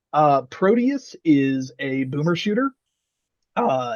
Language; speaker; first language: English; native; English